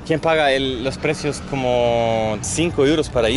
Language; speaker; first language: Spanish; non-native, fluent; Dutch